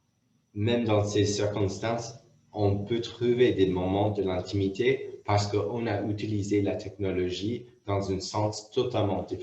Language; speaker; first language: French; non-native, fluent; English